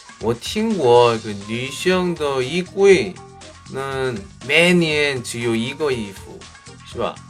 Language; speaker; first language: Chinese; non-native, learner; Korean